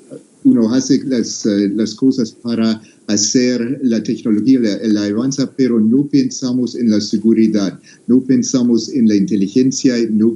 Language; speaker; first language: Spanish; non-native, fluent; English